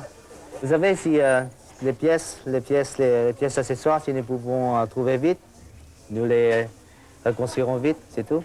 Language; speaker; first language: French; non-native, fluent; Vietnamese